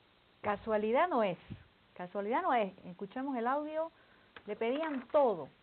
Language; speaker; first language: Spanish; native; Spanish